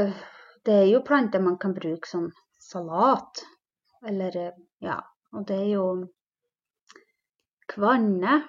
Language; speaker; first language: Norwegian; non-native, local second language; Northern Sami